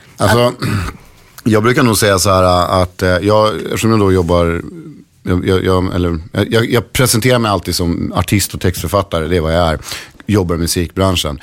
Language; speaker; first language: Swedish; native; Swedish